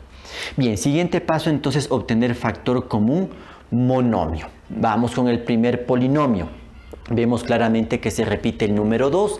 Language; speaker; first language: Spanish; native; Spanish